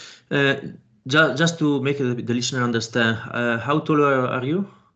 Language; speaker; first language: English; non-native, fluent; Italian